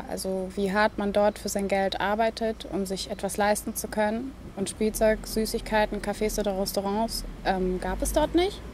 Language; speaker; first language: German; early bilingual, other home language; Russian